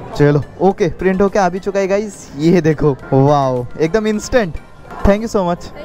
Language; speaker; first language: Hindi; non-native, local second language; Assamese